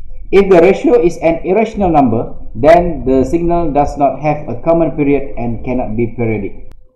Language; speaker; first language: English; non-native, local second language; Malay